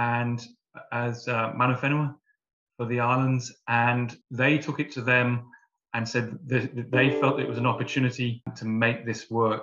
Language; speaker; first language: English; native; English